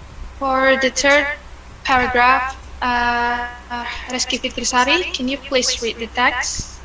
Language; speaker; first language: English; non-native, learner; Indonesian